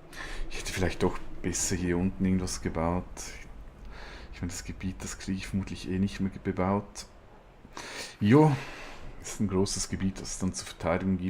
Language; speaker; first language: German; native; German